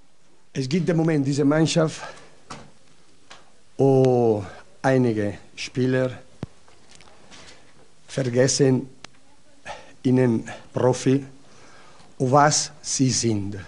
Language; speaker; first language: German; non-native, learner; Italian